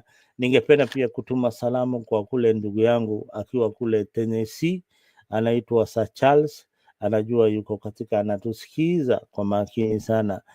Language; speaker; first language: Swahili; non-native, local second language; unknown